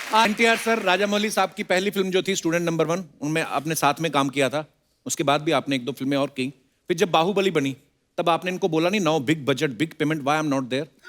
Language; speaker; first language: Hindi; non-native, local second language; Punjabi